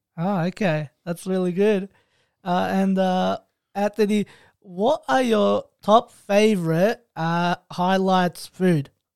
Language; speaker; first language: English; early bilingual, other home language; Arabic